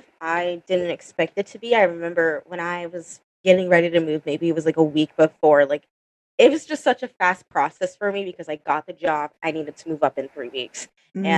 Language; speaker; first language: English; native; English